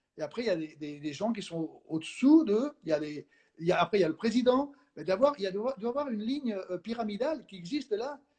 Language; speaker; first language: French; non-native, fluent; Spanish